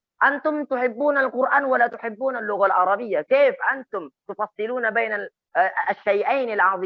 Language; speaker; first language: Arabic; non-native, fluent; Indonesian